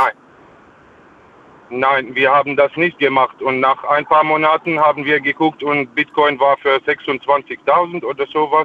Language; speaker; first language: German; non-native, fluent; Arabic